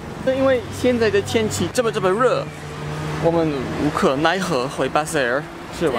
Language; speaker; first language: Chinese; non-native, fluent; German